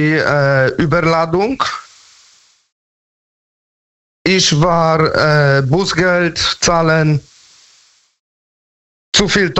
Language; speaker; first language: German; non-native, learner; Polish